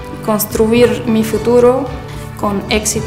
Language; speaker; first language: Spanish; non-native, fluent; Arabic